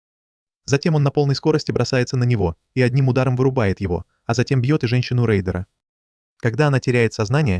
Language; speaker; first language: Russian; native; Russian